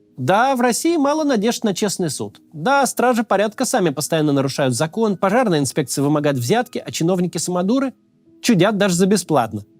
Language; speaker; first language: Russian; native; Russian